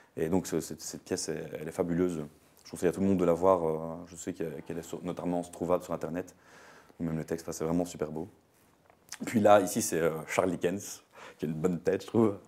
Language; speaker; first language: French; native; French